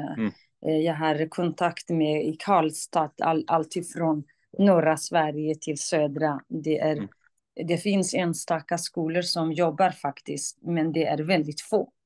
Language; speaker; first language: Swedish; non-native, fluent; Kurdish